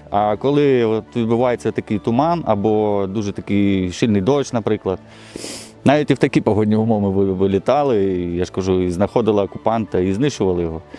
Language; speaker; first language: Ukrainian; non-native, local second language; Russian